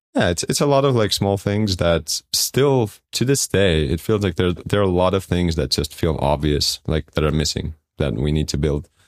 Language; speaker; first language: English; non-native, fluent; Estonian